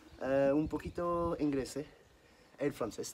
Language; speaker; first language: Spanish; non-native, learner; French